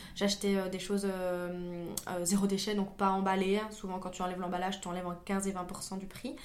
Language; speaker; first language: French; native; French